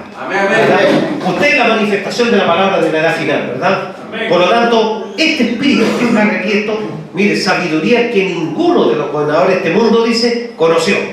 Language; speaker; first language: Spanish; native; Spanish